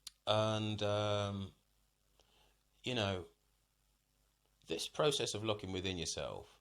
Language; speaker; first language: English; native; English